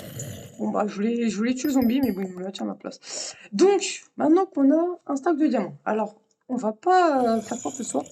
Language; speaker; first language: French; native; French